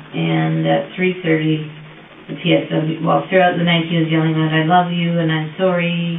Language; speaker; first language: English; native; English